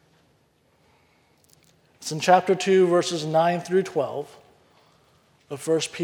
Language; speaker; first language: English; native; English